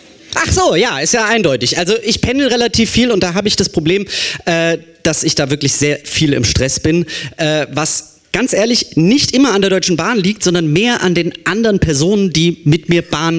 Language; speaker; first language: German; native; German